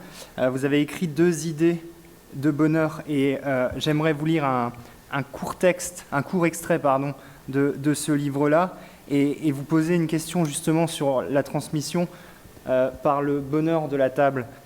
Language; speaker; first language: French; native; French